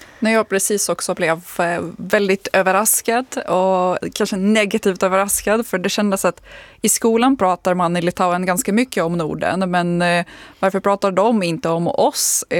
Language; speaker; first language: Swedish; non-native, fluent; Lithuanian